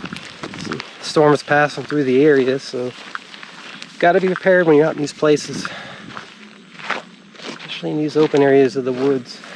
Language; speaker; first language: English; native; English